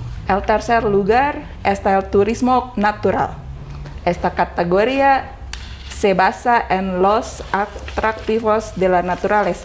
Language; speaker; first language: Spanish; non-native, fluent; Indonesian